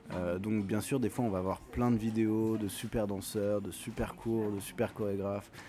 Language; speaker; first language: French; native; French